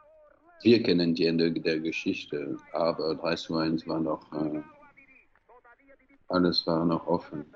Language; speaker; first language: German; non-native, fluent; French